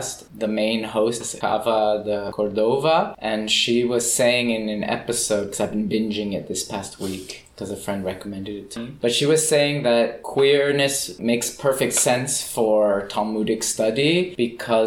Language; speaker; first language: English; native; English